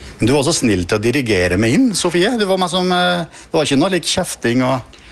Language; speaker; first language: Norwegian; native; Norwegian